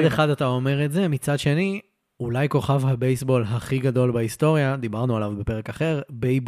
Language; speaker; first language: Hebrew; native; Hebrew